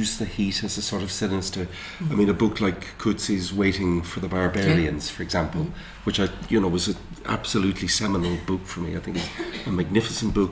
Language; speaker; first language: English; native; English